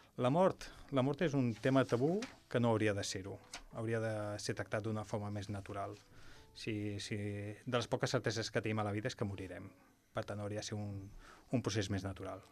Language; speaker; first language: Catalan; non-native, local second language; Spanish